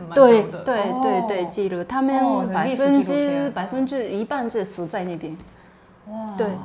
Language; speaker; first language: Chinese; non-native, fluent; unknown